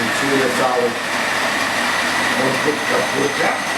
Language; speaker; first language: Polish; non-native, learner; German